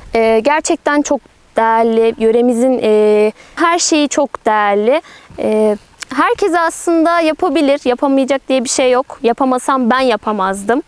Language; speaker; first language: Turkish; native; Turkish